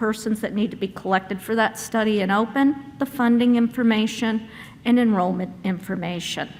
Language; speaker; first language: English; native; English